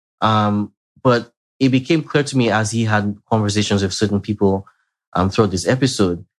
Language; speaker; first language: English; native; English